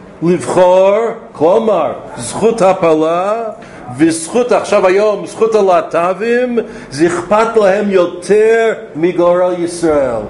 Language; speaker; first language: Hebrew; non-native, fluent; English